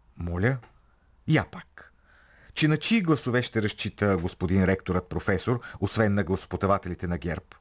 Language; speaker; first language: Bulgarian; native; Bulgarian